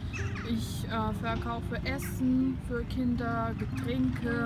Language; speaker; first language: German; non-native, learner; Russian